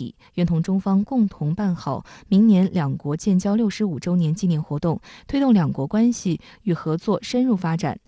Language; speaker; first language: Chinese; native; Chinese